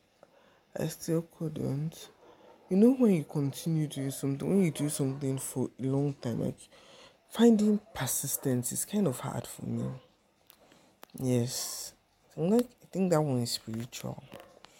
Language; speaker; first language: English; non-native, local second language; Yoruba